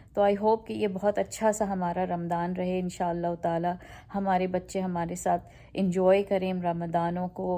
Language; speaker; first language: Urdu; native; Urdu